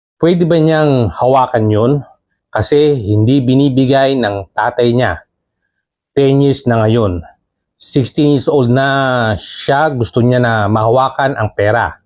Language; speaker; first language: Filipino; native; Filipino